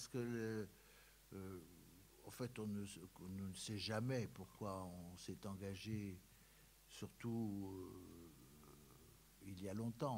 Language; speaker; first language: French; native; French